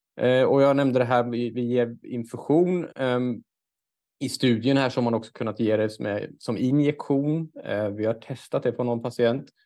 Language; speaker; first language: Swedish; native; Swedish